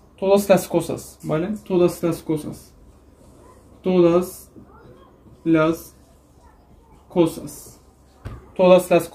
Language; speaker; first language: Spanish; non-native, learner; Turkish